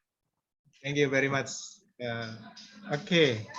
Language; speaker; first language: English; non-native, fluent; Indonesian